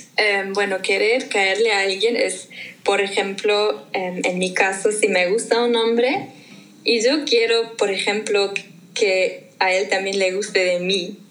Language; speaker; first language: Spanish; non-native, fluent; German